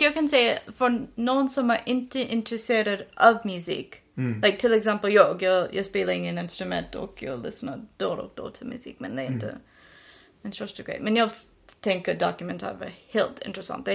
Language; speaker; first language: Swedish; non-native, learner; English